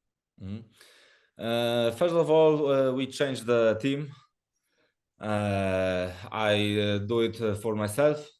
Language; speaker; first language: English; non-native, learner; Polish